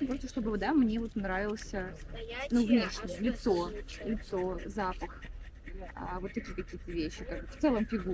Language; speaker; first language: Russian; native; Russian